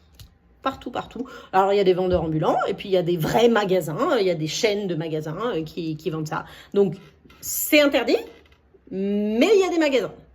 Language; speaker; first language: French; native; French